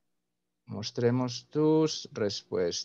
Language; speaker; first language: Spanish; non-native, fluent; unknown